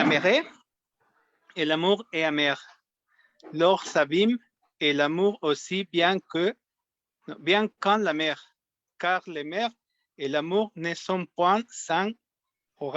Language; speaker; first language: French; non-native, learner; Spanish